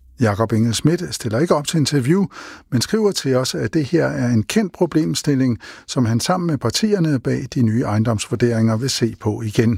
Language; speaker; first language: Danish; native; Danish